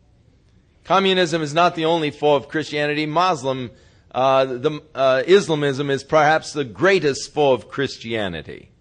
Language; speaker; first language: English; native; English